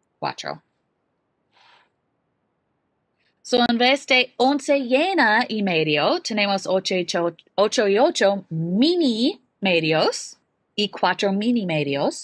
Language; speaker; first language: Spanish; non-native, learner; English